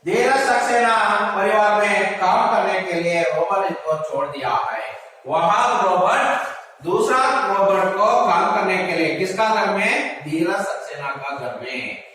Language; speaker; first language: Hindi; non-native, local second language; Kannada